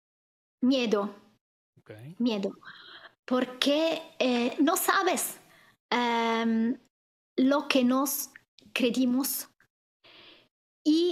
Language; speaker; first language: Spanish; non-native, fluent; Italian